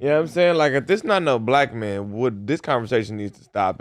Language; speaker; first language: English; native; English